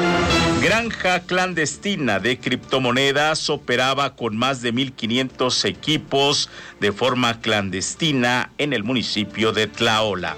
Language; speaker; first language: Spanish; native; Spanish